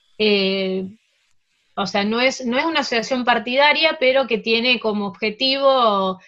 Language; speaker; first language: Spanish; early bilingual, heritage; Spanish